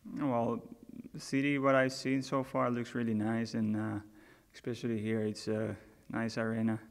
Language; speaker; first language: English; non-native, fluent; Finnish